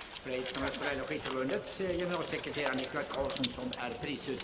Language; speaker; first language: Swedish; native; Swedish